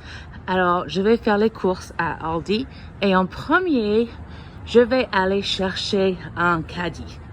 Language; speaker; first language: French; non-native, fluent; English